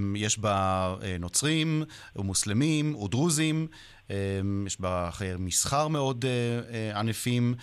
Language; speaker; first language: Hebrew; native; Hebrew